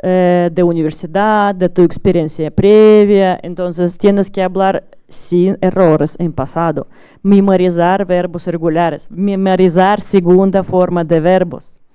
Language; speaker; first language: Spanish; non-native, learner; Russian